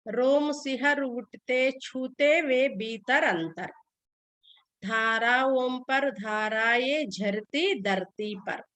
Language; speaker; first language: Hindi; non-native, local second language; Telugu